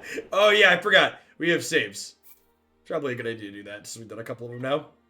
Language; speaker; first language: English; native; English